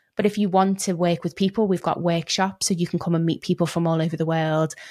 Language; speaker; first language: English; native; English